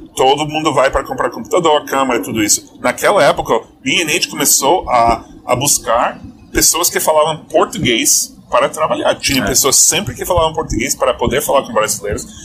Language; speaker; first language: Portuguese; non-native, fluent; English